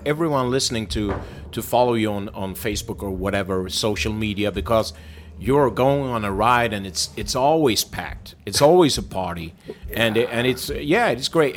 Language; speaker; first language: English; non-native, fluent; Swedish